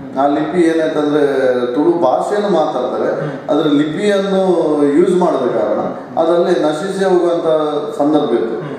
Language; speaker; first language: Kannada; non-native, local second language; Tulu